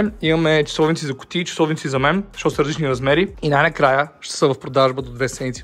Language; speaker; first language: Bulgarian; native; Bulgarian